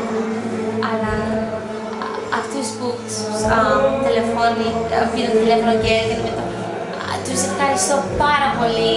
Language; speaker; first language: Greek; early bilingual, heritage; English